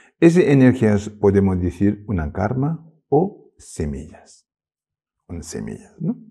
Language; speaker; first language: Spanish; non-native, learner; Tibetan